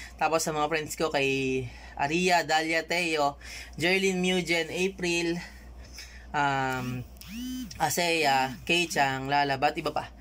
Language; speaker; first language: Filipino; native; Filipino